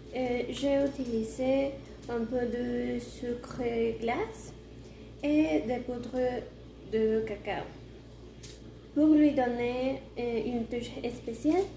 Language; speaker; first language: French; non-native, learner; Spanish